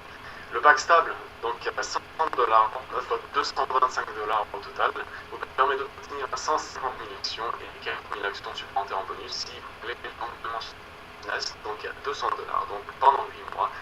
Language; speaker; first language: French; native; French